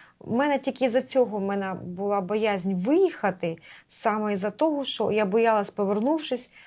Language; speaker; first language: Ukrainian; native; Ukrainian